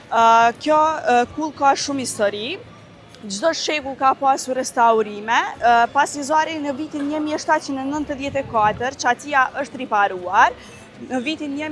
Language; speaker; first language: Albanian; native; Albanian